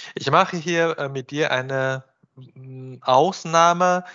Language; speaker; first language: German; non-native, fluent; Chinese